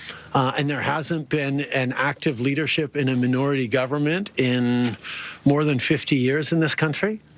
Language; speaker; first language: English; native; English